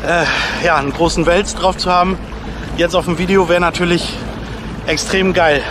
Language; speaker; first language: German; native; German